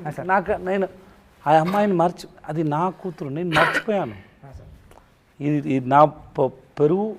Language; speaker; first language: Telugu; non-native, learner; Tamil